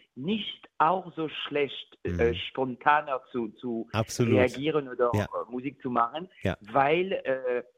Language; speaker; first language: German; non-native, learner; French